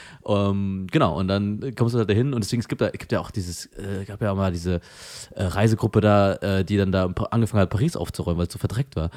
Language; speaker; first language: German; early bilingual, other home language; Filipino